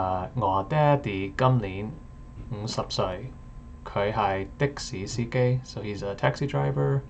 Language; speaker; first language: Cantonese; non-native, learner; English